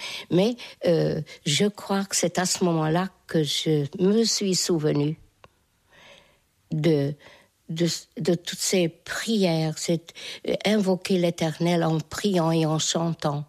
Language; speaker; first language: French; non-native, fluent; Hungarian